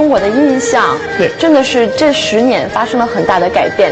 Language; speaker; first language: Chinese; non-native, fluent; English